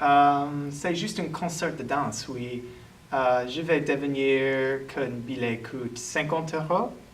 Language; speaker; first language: French; non-native, learner; English